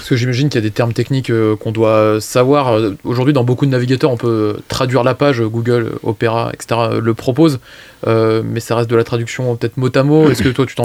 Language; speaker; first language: French; native; French